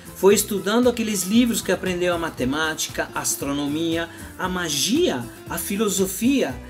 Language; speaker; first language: Portuguese; non-native, fluent; Italian